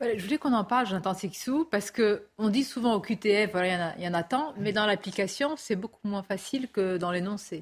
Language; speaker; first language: French; native; French